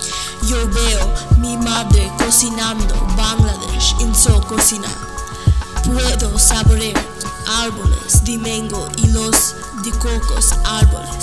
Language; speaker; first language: Spanish; non-native, learner; English